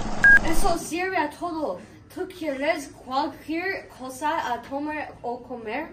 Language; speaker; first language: Spanish; non-native, learner; English